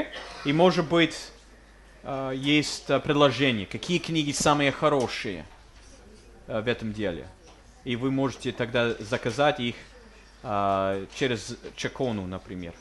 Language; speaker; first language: Russian; non-native, fluent; English